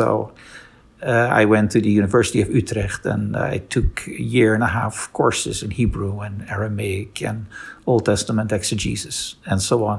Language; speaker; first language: English; non-native, fluent; Dutch